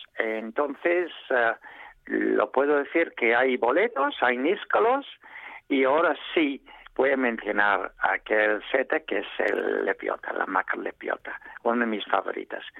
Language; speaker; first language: Spanish; non-native, fluent; English